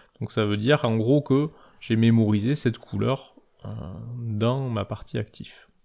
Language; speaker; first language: French; native; French